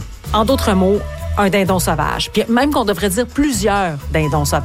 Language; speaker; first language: French; native; French